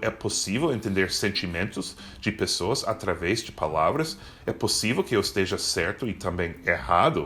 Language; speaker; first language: Portuguese; non-native, fluent; English